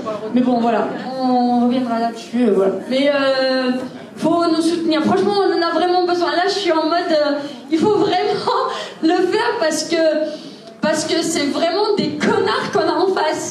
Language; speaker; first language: French; native; French